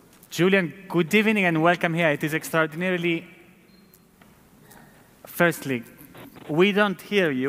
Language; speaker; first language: English; non-native, fluent; Italian